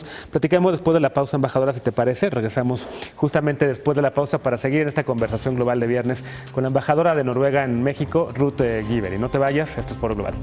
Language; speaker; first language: Spanish; native; Spanish